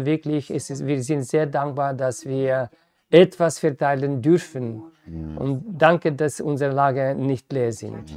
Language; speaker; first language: German; non-native, fluent; Ukrainian